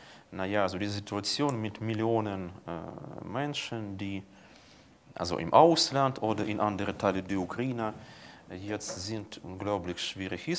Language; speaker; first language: German; non-native, fluent; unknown